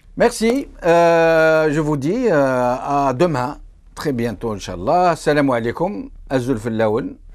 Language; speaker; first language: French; non-native, local second language; Arabic